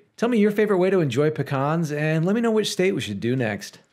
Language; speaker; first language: English; native; English